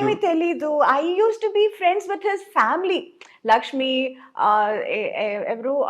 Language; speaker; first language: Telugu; non-native, local second language; Tamil